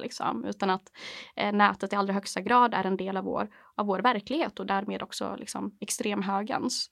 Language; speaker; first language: Swedish; native; Swedish